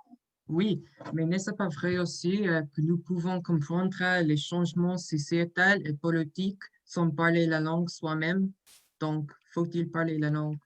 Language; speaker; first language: French; non-native, learner; English